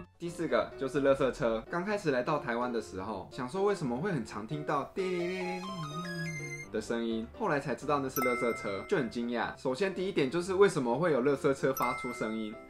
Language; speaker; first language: Chinese; non-native, fluent; Korean